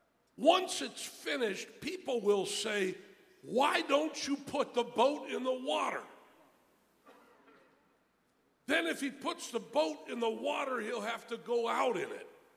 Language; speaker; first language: English; native; English